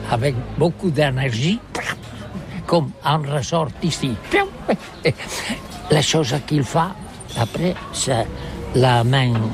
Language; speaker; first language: French; non-native, learner; Catalan